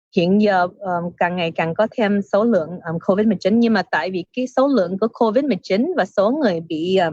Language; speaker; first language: Vietnamese; early bilingual, heritage; Vietnamese